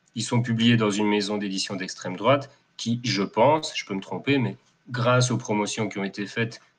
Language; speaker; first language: French; native; French